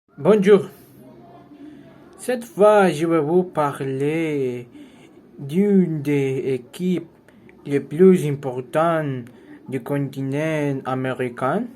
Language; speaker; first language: French; non-native, learner; Spanish